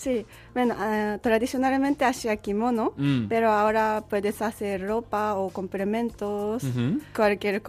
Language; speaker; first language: Spanish; non-native, learner; Japanese